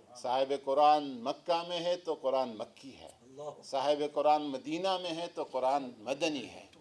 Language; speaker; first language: Urdu; non-native, local second language; Pashto